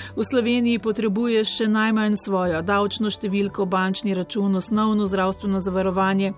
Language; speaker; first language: Slovenian; native; Slovenian